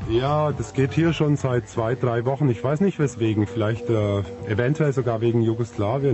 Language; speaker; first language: German; native; German